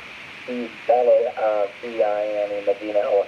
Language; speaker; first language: Arabic; non-native, learner; English